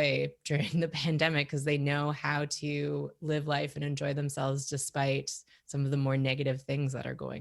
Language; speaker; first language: English; native; English